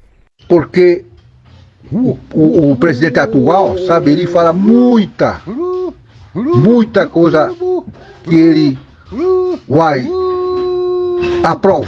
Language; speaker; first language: Portuguese; non-native, local second language; Kayapó